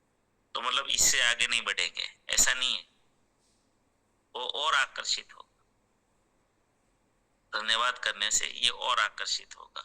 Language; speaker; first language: Hindi; native; Hindi